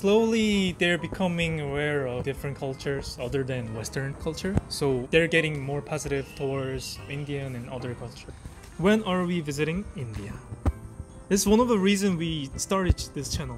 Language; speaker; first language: English; early bilingual, other home language; Korean